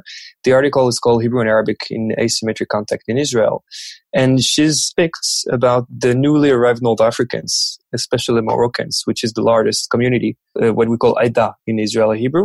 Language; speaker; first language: English; non-native, fluent; French